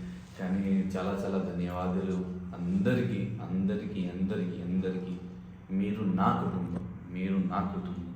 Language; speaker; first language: Telugu; non-native, learner; Hindi